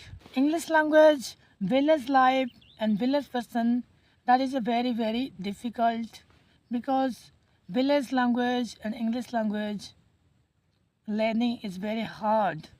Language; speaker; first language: English; non-native, learner; Hindi